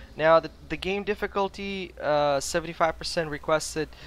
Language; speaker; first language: English; non-native, fluent; Russian